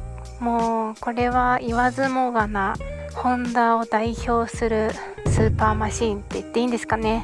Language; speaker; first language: Japanese; native; Japanese